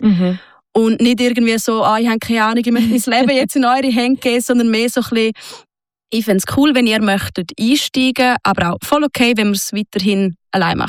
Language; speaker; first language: German; native; German